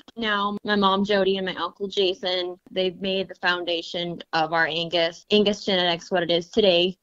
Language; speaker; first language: English; native; English